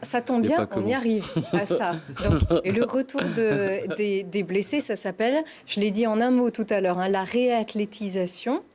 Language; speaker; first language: French; native; French